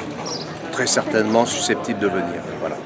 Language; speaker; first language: French; native; French